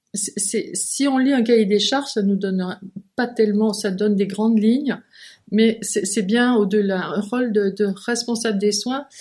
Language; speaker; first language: French; native; French